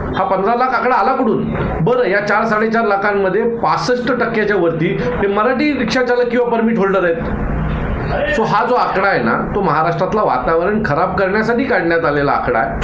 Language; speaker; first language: Marathi; native; Marathi